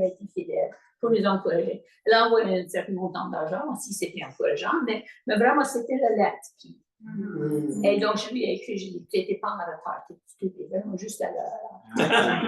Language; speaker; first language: French; native; French